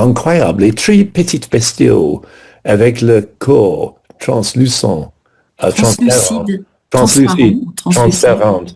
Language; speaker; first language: French; non-native, fluent; English